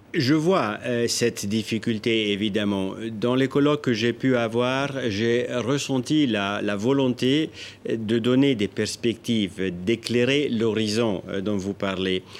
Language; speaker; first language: French; non-native, local second language; Italian